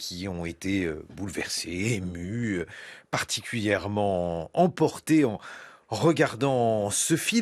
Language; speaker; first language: French; native; French